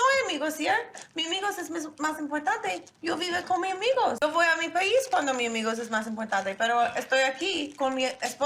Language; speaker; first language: Spanish; non-native, learner; English